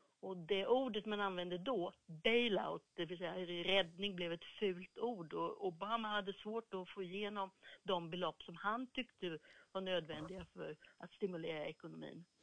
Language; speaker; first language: Swedish; native; Swedish